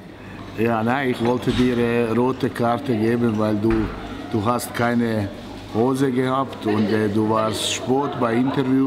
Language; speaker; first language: German; non-native, fluent; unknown